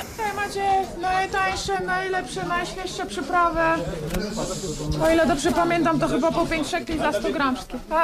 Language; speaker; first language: Polish; native; Polish